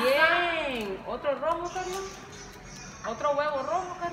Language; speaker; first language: Spanish; native; Spanish